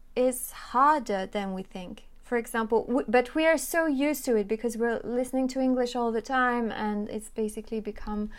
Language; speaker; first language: English; non-native, fluent; French